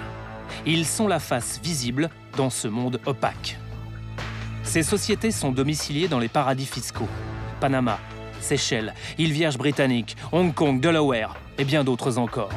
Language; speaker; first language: French; native; French